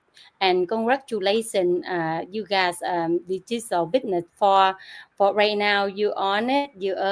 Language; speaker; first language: English; non-native, learner; Vietnamese